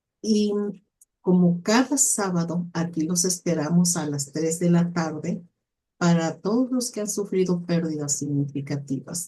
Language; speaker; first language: Spanish; native; Spanish